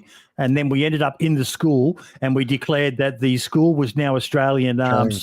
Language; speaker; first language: English; native; English